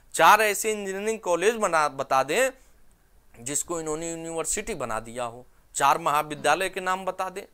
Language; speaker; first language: Hindi; native; Hindi